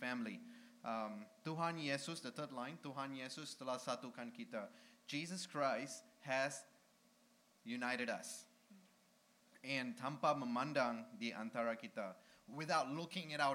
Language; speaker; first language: English; non-native, local second language; Malay